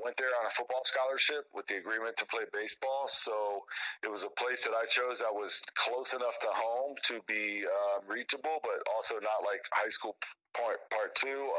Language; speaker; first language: English; native; English